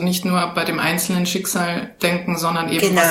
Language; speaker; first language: German; native; German